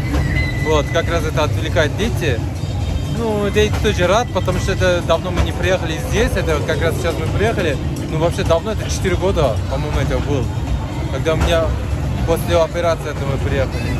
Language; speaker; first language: Russian; non-native, learner; Turkish